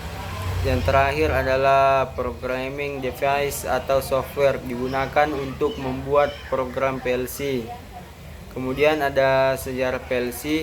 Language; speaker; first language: Indonesian; native; Indonesian